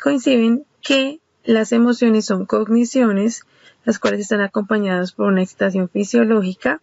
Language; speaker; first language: Spanish; native; Spanish